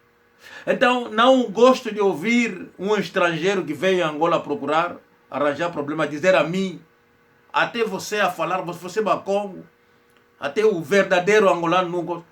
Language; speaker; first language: Portuguese; non-native, local second language; Kongo